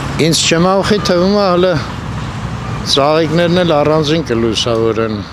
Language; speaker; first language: Armenian; native; Armenian